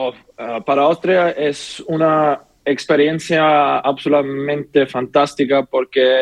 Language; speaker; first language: Spanish; non-native, learner; German